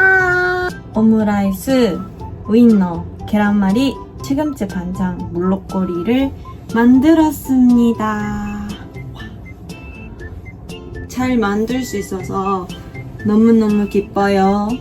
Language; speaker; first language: Korean; non-native, fluent; Japanese